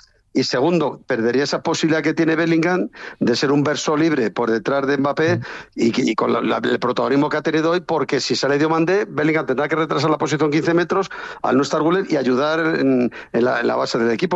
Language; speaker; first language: Spanish; native; Spanish